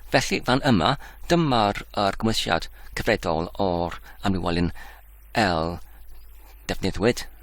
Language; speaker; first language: Welsh; non-native, learner; Dutch